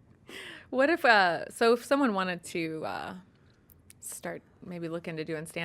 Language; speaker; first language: English; native; English